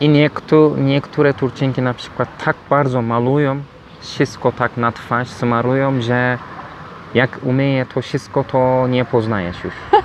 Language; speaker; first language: Polish; non-native, learner; Turkish